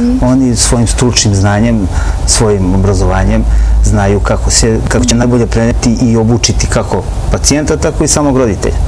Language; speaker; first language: Serbian; native; Serbian